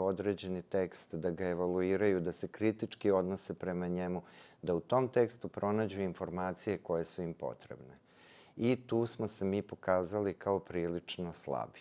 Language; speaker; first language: Serbian; native; Serbian